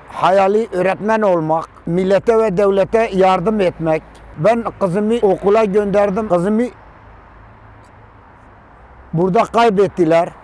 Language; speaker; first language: Turkish; non-native, local second language; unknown